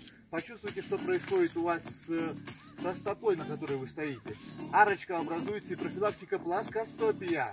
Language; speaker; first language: Russian; native; Russian